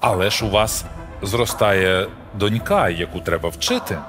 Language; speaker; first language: Ukrainian; native; Ukrainian